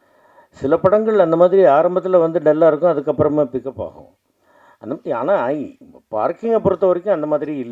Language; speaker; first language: Tamil; native; Tamil